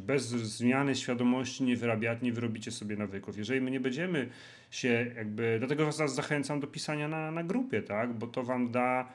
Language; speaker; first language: Polish; native; Polish